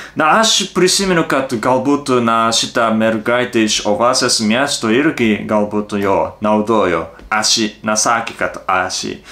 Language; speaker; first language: Lithuanian; non-native, learner; Japanese